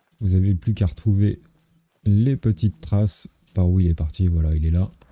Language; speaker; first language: French; native; French